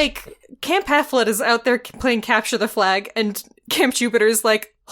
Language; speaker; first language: English; native; English